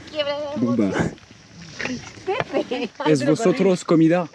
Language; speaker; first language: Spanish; non-native, learner; French